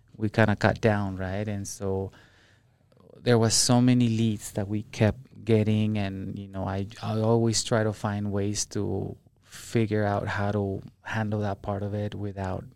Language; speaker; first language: English; non-native, fluent; Spanish